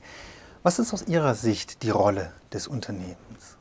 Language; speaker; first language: German; native; German